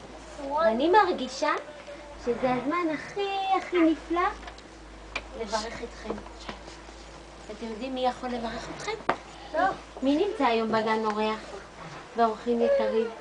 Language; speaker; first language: Hebrew; native; Hebrew